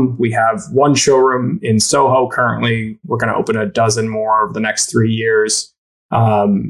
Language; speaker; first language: English; native; English